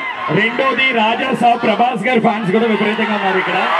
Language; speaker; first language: Telugu; native; Telugu